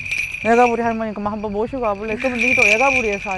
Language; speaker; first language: Korean; native; Korean